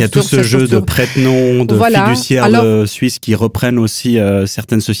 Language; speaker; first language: French; native; French